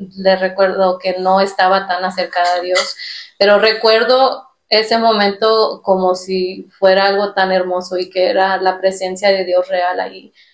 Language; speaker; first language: Spanish; early bilingual, heritage; Spanish